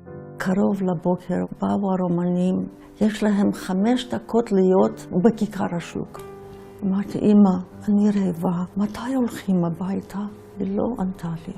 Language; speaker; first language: Hebrew; non-native, fluent; Yiddish